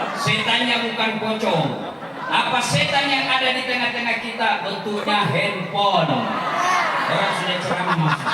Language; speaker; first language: Indonesian; non-native, local second language; Buginese